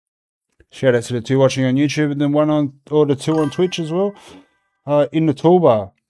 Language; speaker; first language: English; native; English